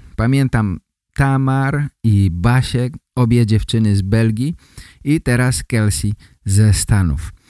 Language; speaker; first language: Polish; native; Polish